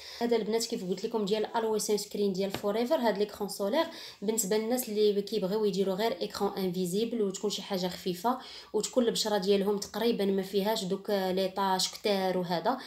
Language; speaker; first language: Arabic; native; Arabic